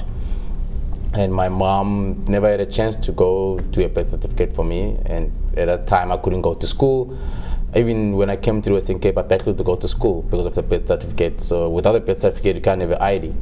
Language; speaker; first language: English; non-native, local second language; Xhosa